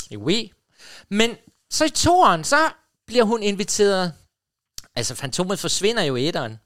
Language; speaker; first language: Danish; native; Danish